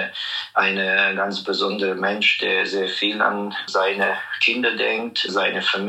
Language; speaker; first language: German; non-native, fluent; Hungarian